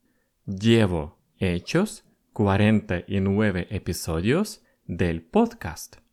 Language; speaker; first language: Spanish; non-native, fluent; Russian